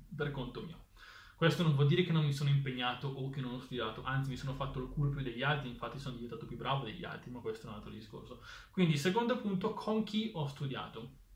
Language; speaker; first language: Italian; native; Italian